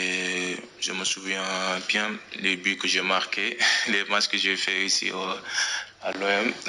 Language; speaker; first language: French; non-native, local second language; Wolof